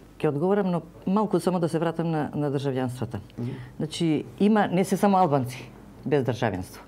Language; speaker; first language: Macedonian; non-native, local second language; Serbian